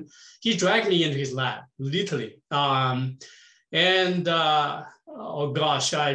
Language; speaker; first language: English; non-native, fluent; Chinese